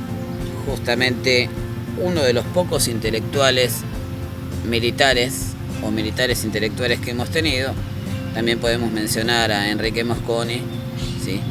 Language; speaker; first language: Spanish; native; Spanish